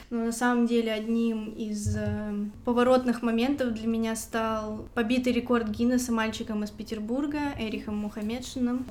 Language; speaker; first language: Russian; native; Russian